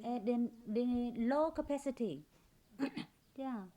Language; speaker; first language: English; non-native, learner; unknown